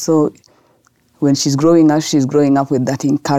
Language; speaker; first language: English; non-native, fluent; Arabic